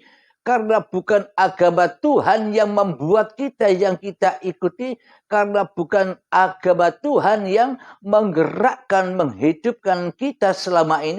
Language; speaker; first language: Indonesian; non-native, local second language; Javanese